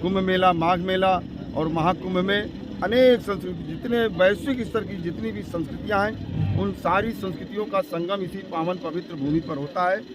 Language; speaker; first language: Hindi; native; Hindi